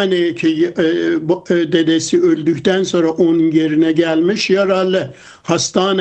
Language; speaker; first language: Turkish; non-native, fluent; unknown